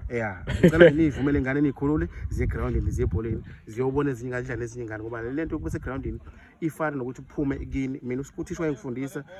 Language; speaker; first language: Zulu; native; Zulu